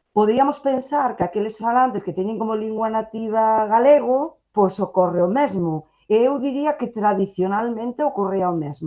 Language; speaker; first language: Galician; native; Galician